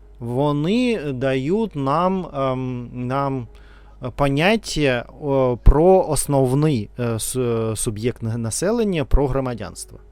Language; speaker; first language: Ukrainian; non-native, learner; Russian